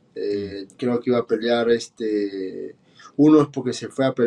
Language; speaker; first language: Spanish; native; Spanish